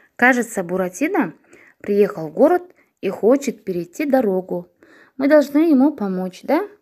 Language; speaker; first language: Russian; non-native, local second language; Kazakh